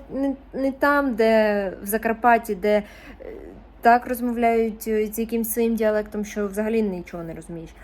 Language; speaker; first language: Ukrainian; non-native, local second language; Russian